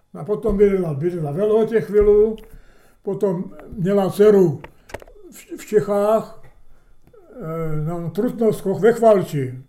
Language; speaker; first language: Czech; early bilingual, heritage; Czech